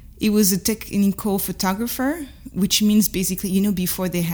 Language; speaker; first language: English; non-native, fluent; French